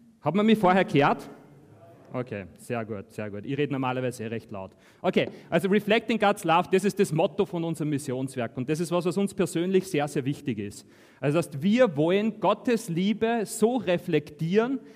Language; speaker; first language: German; native; German